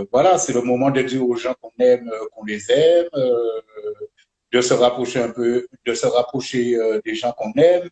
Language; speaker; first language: French; native; French